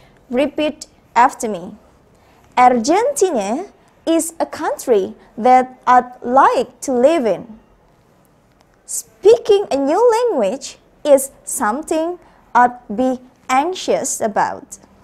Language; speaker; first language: English; non-native, fluent; Indonesian